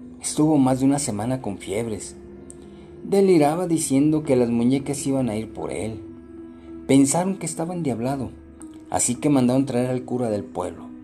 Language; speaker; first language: Spanish; native; Spanish